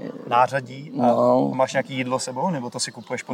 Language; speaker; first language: Czech; native; Czech